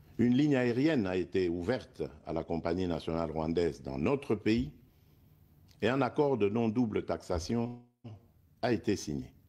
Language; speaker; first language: French; non-native, local second language; Luba-Lulua